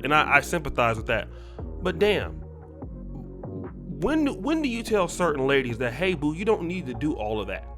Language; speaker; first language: English; native; English